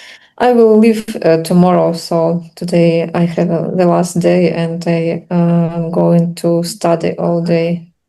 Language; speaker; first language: English; non-native, learner; Russian